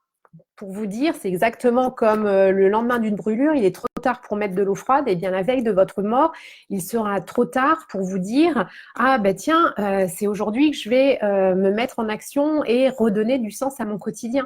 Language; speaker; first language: French; native; French